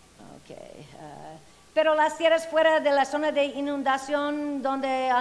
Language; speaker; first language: Spanish; non-native, learner; English